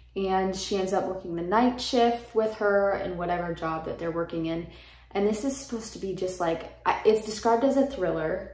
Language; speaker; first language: English; native; English